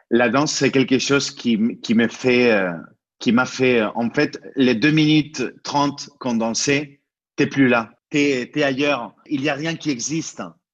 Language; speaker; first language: French; non-native, fluent; Spanish